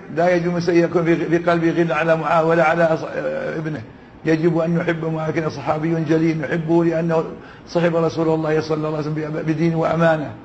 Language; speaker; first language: Arabic; native; Arabic